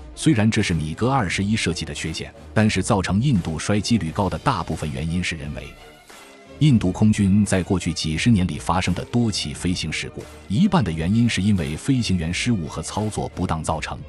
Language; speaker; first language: Chinese; native; Chinese